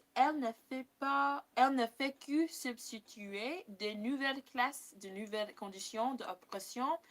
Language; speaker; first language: French; non-native, learner; English